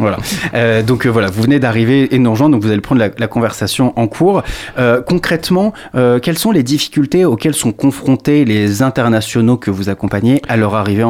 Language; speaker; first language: French; native; French